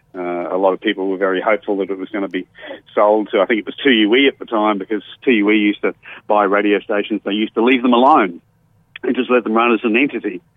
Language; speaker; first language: English; native; English